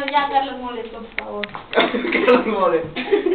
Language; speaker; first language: Spanish; native; Spanish